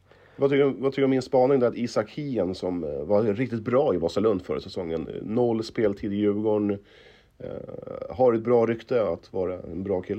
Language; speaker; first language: Swedish; native; Swedish